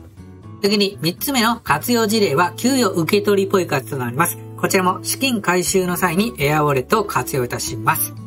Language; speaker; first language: Japanese; native; Japanese